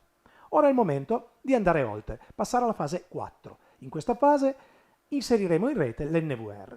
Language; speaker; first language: Italian; native; Italian